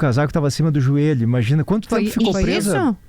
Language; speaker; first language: Portuguese; native; Portuguese